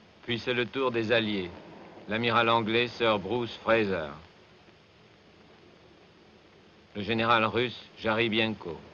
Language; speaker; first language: French; native; French